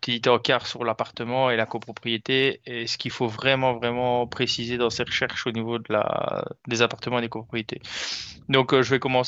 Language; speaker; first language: French; native; French